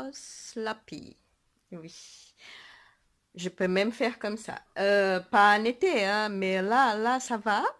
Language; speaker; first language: French; non-native, fluent; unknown